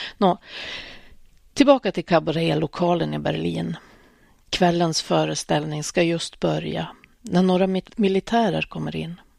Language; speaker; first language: Swedish; native; Swedish